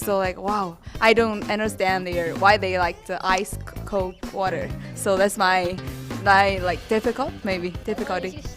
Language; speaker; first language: English; non-native, fluent; Chinese